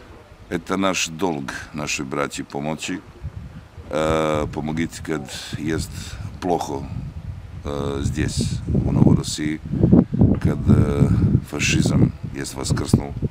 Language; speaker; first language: Russian; non-native, learner; Serbian